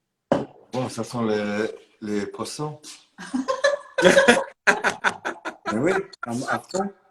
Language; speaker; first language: French; non-native, fluent; Italian